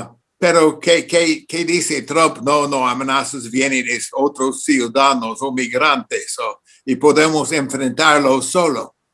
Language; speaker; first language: Spanish; non-native, fluent; English